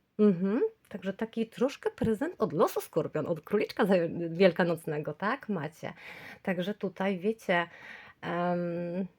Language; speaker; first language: Polish; native; Polish